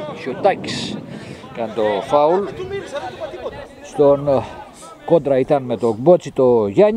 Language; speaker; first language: Greek; native; Greek